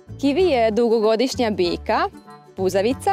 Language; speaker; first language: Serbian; non-native, local second language; Hungarian